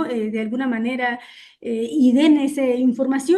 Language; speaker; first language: Spanish; native; Spanish